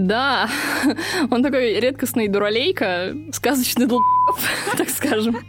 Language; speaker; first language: Russian; native; Russian